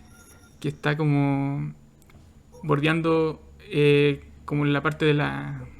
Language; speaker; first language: Spanish; native; Spanish